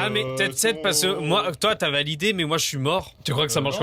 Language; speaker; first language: French; native; French